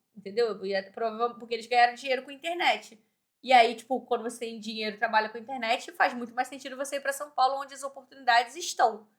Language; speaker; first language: Portuguese; native; Portuguese